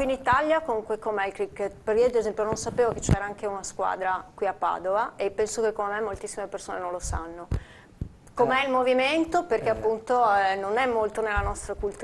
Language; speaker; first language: Italian; native; Italian